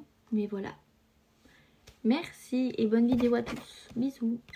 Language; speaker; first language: French; native; French